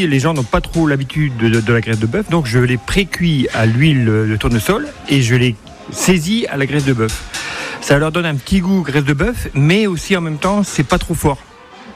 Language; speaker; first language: French; native; French